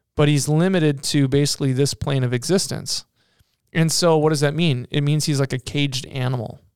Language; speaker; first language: English; native; English